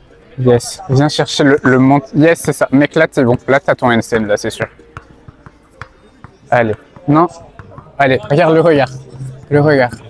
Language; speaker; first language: French; native; French